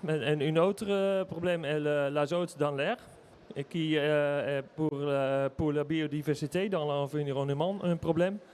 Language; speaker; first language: French; non-native, learner; Dutch